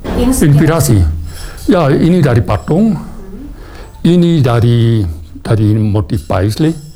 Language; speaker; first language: Indonesian; non-native, fluent; German